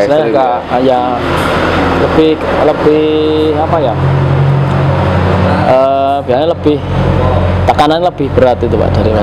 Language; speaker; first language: Indonesian; native; Indonesian